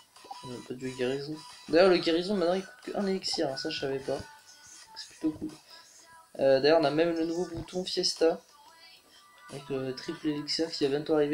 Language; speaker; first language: French; native; French